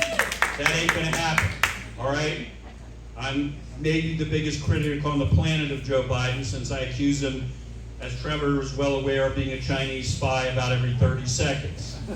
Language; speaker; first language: English; native; English